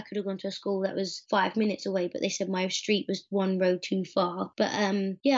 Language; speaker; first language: English; native; English